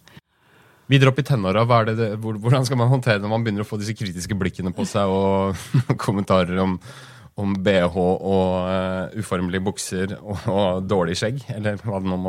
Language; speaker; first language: Norwegian; native; Norwegian